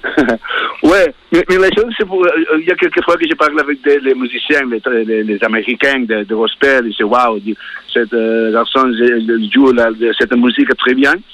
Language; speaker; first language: French; non-native, learner; Spanish